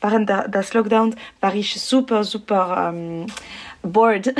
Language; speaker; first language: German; non-native, learner; French